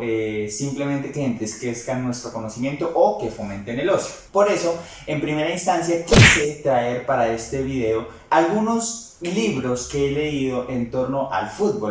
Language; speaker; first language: Spanish; native; Spanish